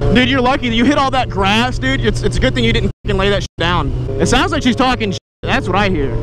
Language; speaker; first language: English; native; English